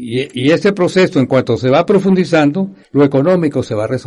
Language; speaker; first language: Spanish; native; Spanish